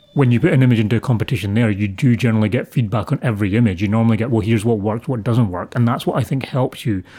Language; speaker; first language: English; native; English